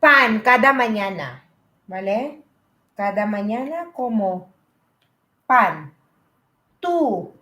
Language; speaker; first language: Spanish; non-native, learner; Filipino